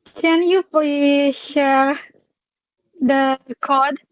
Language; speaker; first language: English; non-native, local second language; Indonesian